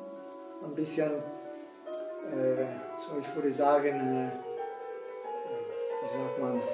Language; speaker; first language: German; non-native, fluent; Spanish